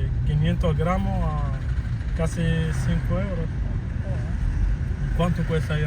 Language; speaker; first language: Spanish; non-native, fluent; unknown